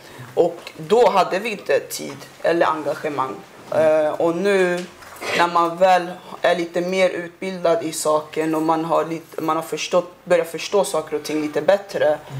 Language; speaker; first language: Swedish; early bilingual, other home language; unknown